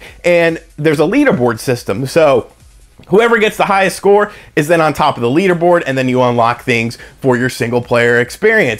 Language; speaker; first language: English; native; English